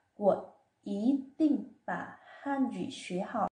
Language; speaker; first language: Chinese; non-native, fluent; Vietnamese